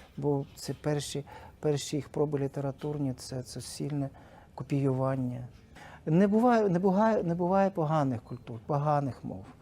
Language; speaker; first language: Ukrainian; non-native, local second language; Russian